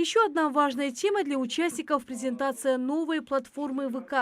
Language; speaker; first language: Russian; native; Russian